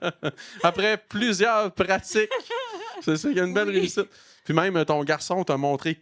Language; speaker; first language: French; native; French